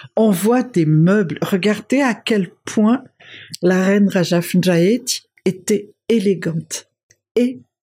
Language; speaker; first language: French; non-native, local second language; Malagasy